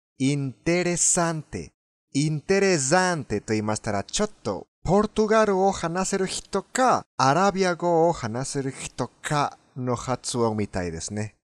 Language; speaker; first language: Japanese; non-native, fluent; Spanish